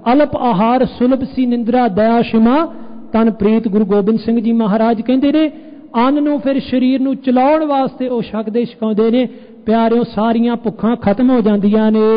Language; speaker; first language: Punjabi; early bilingual, heritage; Punjabi